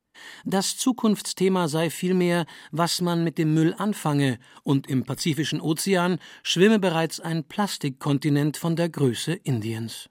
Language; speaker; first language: German; native; German